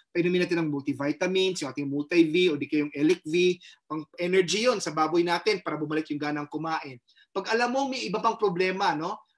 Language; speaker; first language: Filipino; non-native, local second language; Cebuano